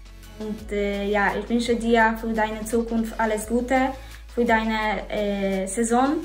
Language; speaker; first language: German; non-native, learner; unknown